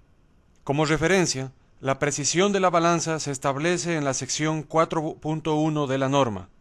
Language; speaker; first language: Spanish; native; Spanish